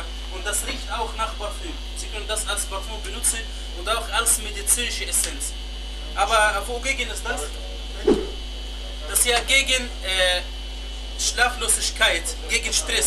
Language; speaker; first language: German; non-native, fluent; Arabic